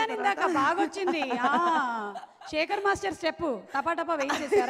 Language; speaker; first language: Telugu; native; Telugu